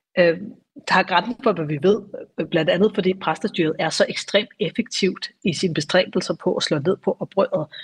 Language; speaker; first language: Danish; native; Danish